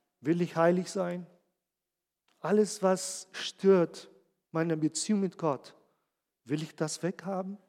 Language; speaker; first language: German; non-native, fluent; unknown